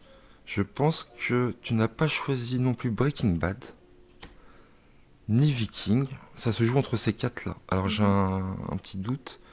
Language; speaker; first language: French; native; French